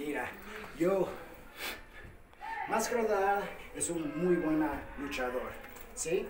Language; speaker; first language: Spanish; non-native, fluent; English